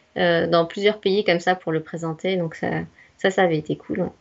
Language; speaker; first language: French; native; French